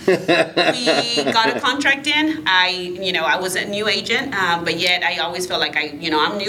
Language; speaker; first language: English; early bilingual, other home language; Spanish